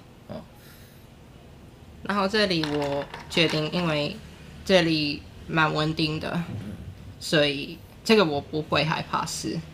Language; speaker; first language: Chinese; non-native, learner; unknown